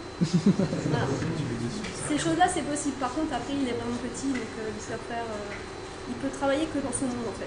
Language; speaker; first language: French; native; French